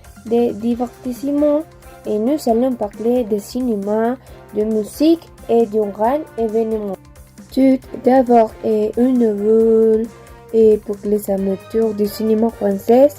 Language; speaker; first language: French; non-native, learner; Spanish